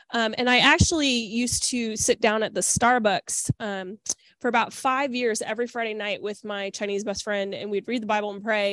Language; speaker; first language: English; native; English